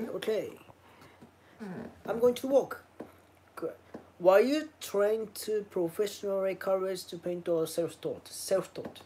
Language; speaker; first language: English; non-native, learner; Japanese